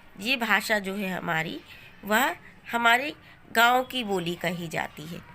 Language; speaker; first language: Hindi; native; Hindi